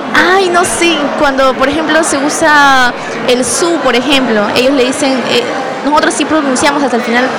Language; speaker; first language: Spanish; early bilingual, heritage; Spanish